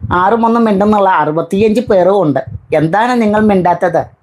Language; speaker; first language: Malayalam; non-native, learner; Bangla